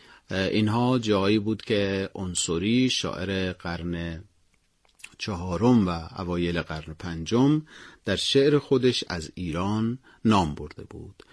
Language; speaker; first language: Persian; native; Persian